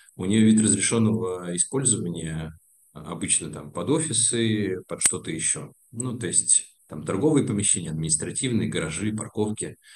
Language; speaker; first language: Russian; native; Russian